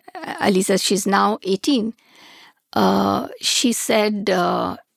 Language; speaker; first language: English; non-native, local second language; Hindi